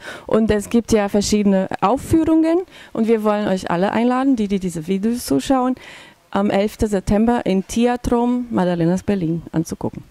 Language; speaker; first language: German; non-native, fluent; Portuguese